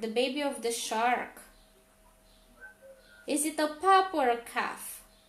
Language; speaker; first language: English; non-native, fluent; Romanian